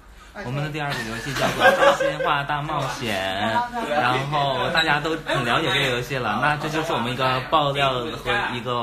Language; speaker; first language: Chinese; native; Chinese